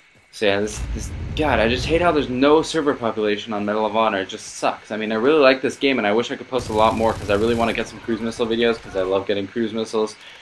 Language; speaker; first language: English; early bilingual, other home language; German